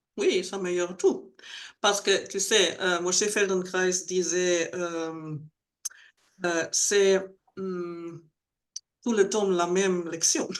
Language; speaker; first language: French; non-native, learner; Spanish